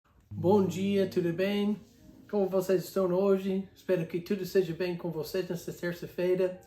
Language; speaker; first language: Portuguese; non-native, fluent; English